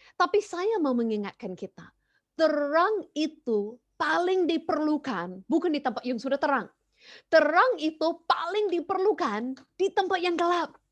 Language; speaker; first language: Indonesian; non-native, fluent; English